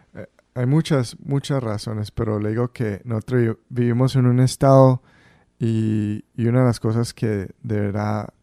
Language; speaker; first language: Spanish; early bilingual, heritage; Spanish